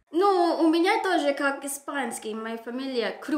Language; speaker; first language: Russian; non-native, learner; Filipino